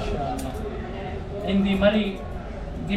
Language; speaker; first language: Arabic; non-native, learner; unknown